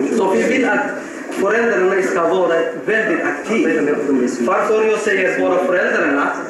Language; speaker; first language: Swedish; non-native, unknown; Somali